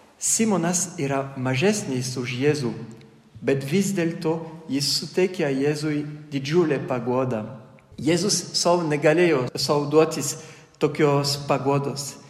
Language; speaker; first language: Lithuanian; non-native, fluent; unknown